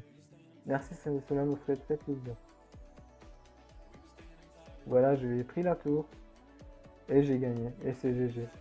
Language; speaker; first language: French; native; French